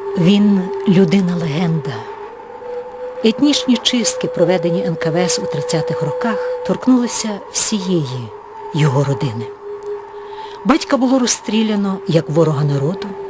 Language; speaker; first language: Ukrainian; native; Ukrainian